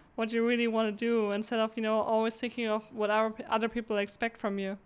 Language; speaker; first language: English; non-native, fluent; German